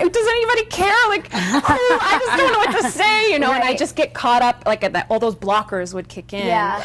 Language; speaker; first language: English; native; English